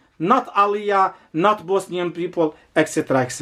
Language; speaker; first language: English; non-native, learner; Arabic